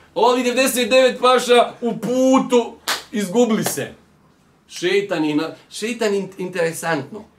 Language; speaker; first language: Bosnian; native; Bosnian